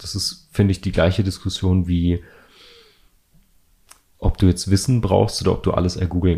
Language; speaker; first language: German; native; German